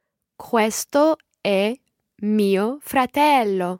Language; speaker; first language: Italian; non-native, learner; English